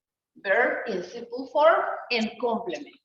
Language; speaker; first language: English; non-native, learner; Spanish